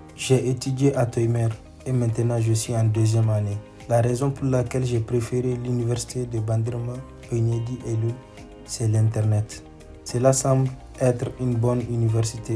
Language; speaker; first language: French; non-native, local second language; Arabic